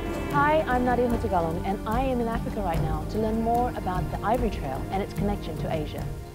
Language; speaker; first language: English; early bilingual, heritage; English